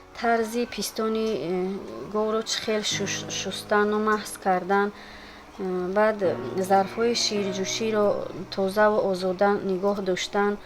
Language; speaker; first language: Tajik; native; Tajik